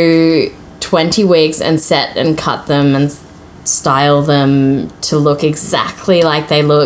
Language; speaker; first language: English; native; English